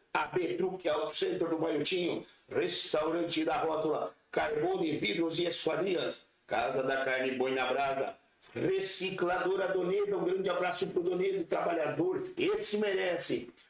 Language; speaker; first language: Portuguese; native; Portuguese